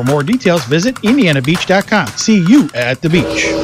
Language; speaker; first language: English; native; English